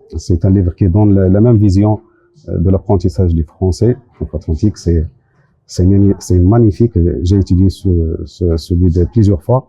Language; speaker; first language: French; non-native, local second language; Arabic